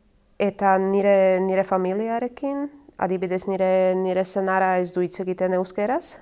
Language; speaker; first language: Basque; non-native, learner; Croatian